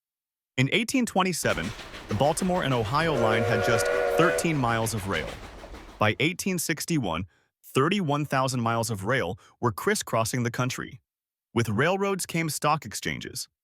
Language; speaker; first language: English; native; English